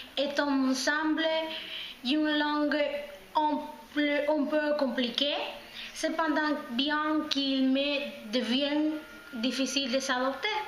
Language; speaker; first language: French; non-native, learner; Spanish